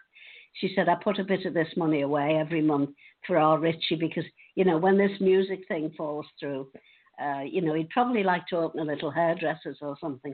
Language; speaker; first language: English; native; English